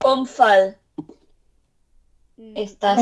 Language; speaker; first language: German; non-native, learner; Urdu